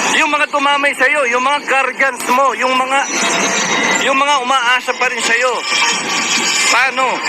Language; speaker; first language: Filipino; native; Filipino